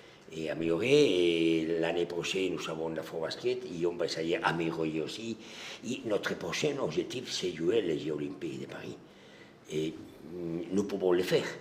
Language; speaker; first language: French; non-native, learner; Spanish